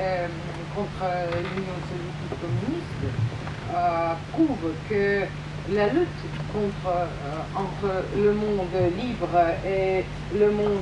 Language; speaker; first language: French; non-native, fluent; Russian